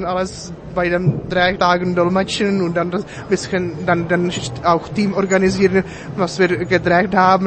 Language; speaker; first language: German; non-native, fluent; Czech